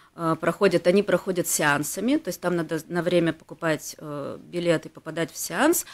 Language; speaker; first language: Russian; native; Russian